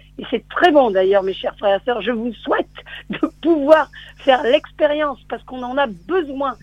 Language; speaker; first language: French; native; French